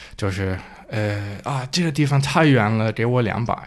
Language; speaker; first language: Chinese; non-native, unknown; Danish